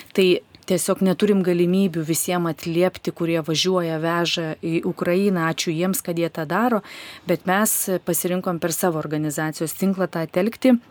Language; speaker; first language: Lithuanian; native; Lithuanian